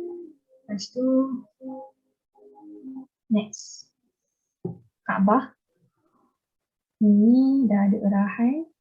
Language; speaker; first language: Malay; native; Malay